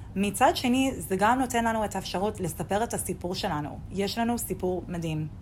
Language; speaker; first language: Hebrew; non-native, fluent; English